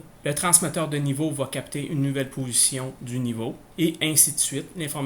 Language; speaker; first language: French; native; French